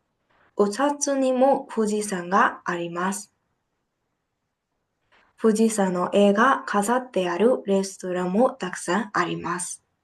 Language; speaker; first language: Japanese; non-native, fluent; Burmese